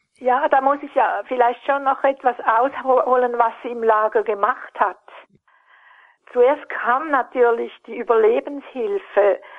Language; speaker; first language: German; native; German